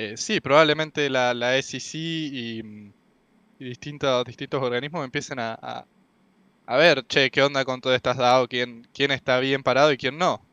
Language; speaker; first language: Spanish; native; Spanish